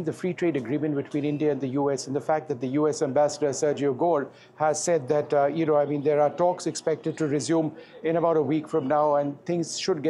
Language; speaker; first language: English; non-native, local second language; Bangla